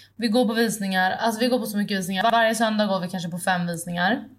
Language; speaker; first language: Swedish; early bilingual, other home language; Italian